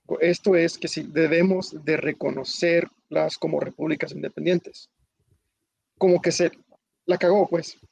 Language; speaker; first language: Spanish; early bilingual, heritage; Spanish